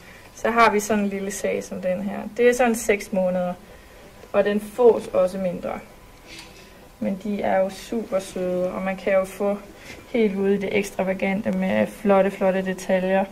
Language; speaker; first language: Danish; native; Danish